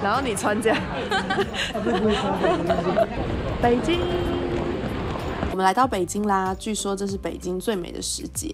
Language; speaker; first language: Chinese; native; Chinese